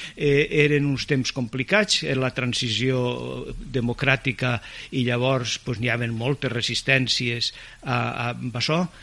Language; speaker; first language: Catalan; native; Catalan